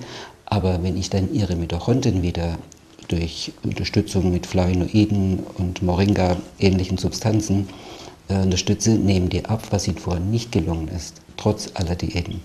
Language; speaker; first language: German; native; German